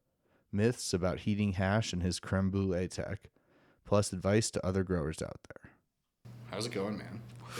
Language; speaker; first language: English; native; English